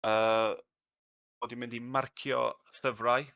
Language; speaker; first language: Welsh; non-native, fluent; English